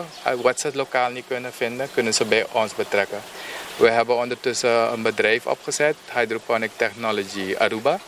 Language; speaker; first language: Dutch; non-native, local second language; Papiamento